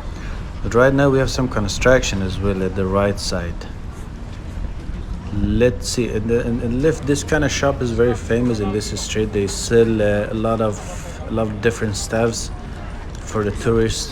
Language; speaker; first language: English; non-native, fluent; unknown